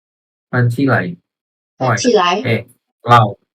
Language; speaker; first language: Chinese; non-native, learner; Indonesian